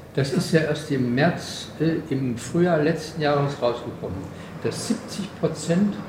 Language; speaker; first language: German; native; German